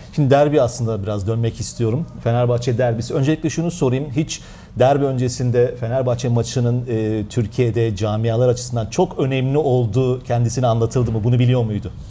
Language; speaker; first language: Turkish; native; Turkish